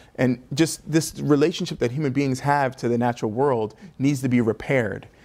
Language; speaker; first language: English; native; English